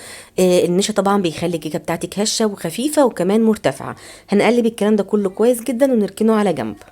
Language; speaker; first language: Arabic; native; Arabic